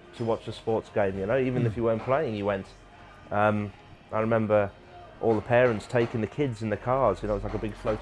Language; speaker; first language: English; native; English